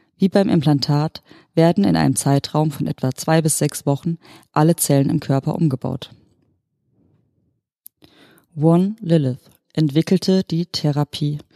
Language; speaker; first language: German; native; German